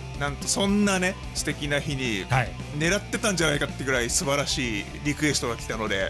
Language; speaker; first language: Japanese; native; Japanese